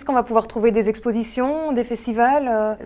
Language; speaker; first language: French; native; French